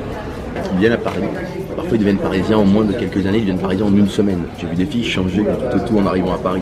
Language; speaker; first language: French; native; French